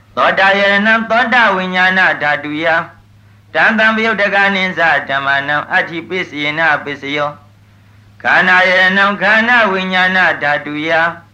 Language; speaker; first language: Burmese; native; Burmese